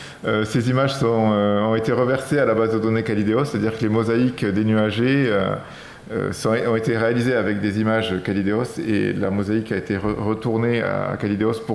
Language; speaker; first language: French; native; French